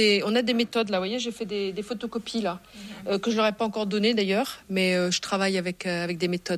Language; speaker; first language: French; native; French